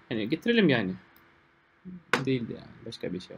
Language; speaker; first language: Turkish; non-native, fluent; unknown